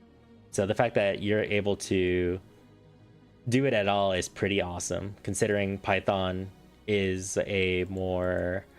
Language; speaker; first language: English; native; English